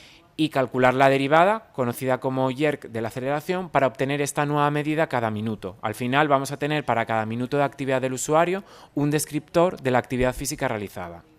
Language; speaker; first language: Spanish; native; Spanish